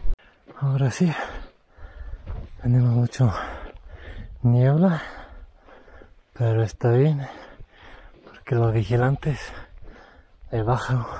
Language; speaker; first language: Spanish; non-native, learner; German